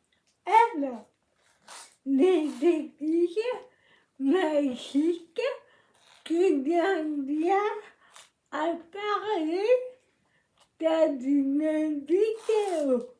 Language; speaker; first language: French; non-native, learner; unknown